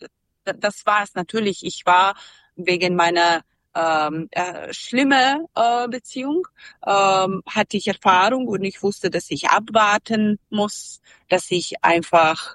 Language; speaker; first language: German; non-native, fluent; Serbian